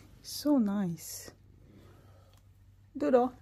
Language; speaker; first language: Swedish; non-native, learner; Filipino